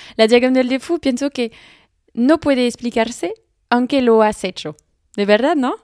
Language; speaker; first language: Spanish; non-native, learner; French